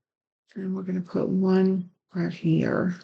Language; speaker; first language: English; native; English